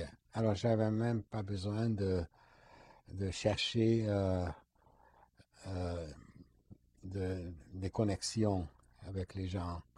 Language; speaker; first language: French; non-native, fluent; Hungarian